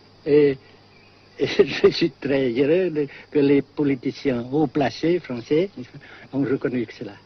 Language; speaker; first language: French; non-native, fluent; Vietnamese